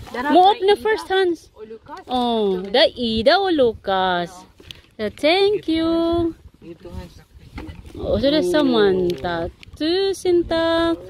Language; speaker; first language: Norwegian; non-native, learner; Filipino